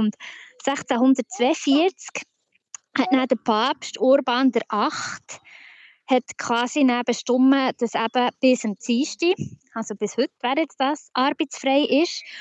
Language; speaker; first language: German; native; German